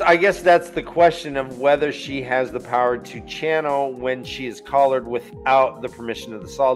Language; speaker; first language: English; native; English